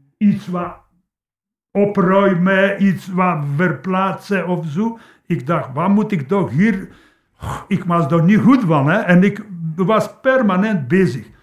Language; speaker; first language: Dutch; non-native, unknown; Polish